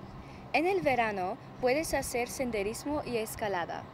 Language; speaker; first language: Spanish; non-native, learner; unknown